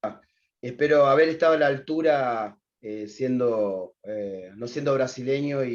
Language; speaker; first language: Spanish; native; Spanish